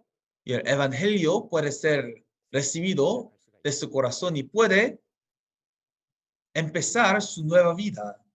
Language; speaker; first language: Spanish; non-native, fluent; Korean